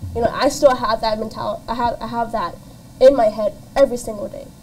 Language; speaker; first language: English; native; English